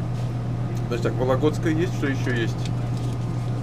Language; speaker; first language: Russian; native; Russian